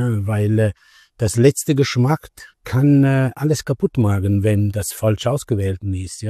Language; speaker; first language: German; non-native, learner; Italian